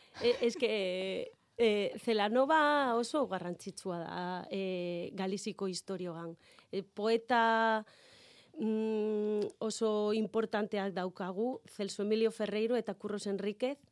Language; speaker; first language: Basque; non-native, learner; Galician